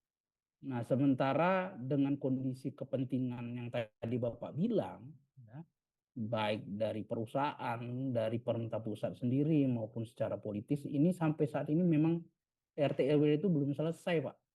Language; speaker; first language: Indonesian; native; Indonesian